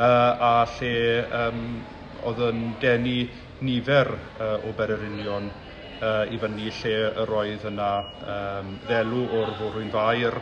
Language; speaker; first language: Welsh; native; Welsh